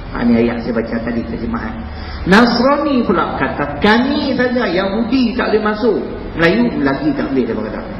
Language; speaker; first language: Malay; native; Malay